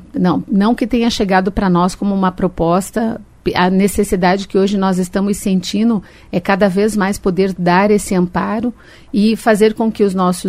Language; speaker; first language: Portuguese; native; Portuguese